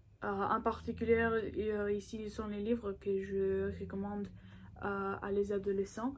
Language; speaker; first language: French; non-native, learner; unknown